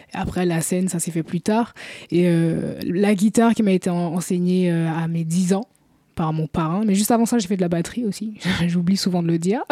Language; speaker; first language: French; native; French